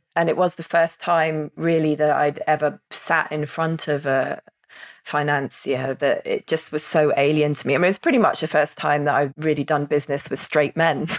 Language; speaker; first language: English; native; English